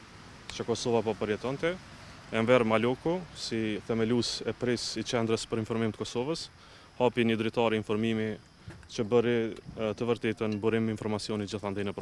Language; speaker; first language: Albanian; native; Albanian